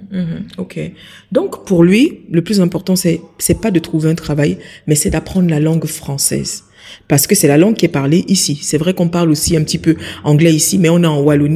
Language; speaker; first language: French; native; French